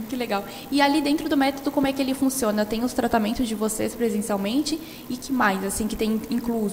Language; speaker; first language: Portuguese; native; Portuguese